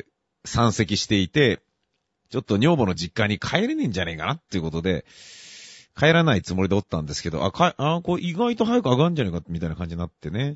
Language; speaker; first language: Japanese; native; Japanese